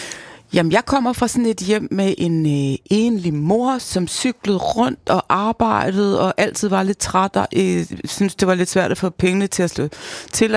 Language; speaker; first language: Danish; native; Danish